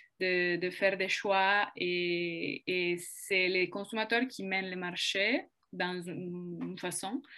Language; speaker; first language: French; non-native, fluent; Italian